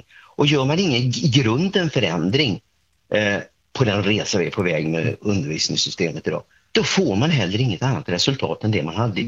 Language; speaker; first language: Swedish; native; Swedish